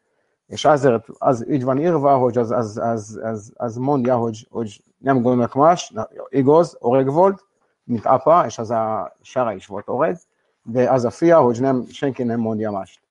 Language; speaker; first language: Hungarian; non-native, learner; Hebrew